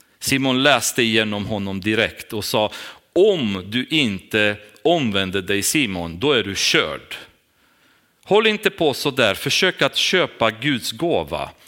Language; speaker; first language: Swedish; non-native, fluent; Romanian